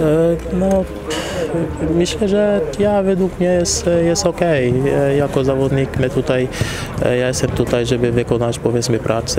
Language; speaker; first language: Polish; non-native, fluent; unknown